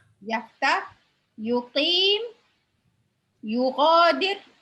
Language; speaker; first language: Arabic; non-native, learner; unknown